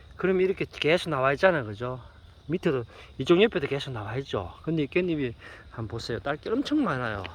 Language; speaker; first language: Korean; native; Korean